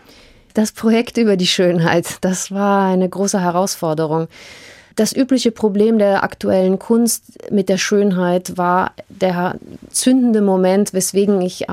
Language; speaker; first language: German; early bilingual, heritage; German